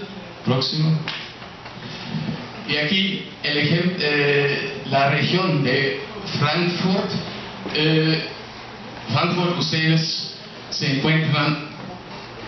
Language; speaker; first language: Spanish; non-native, fluent; German